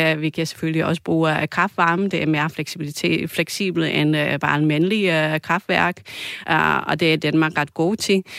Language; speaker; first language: Danish; non-native, fluent; Croatian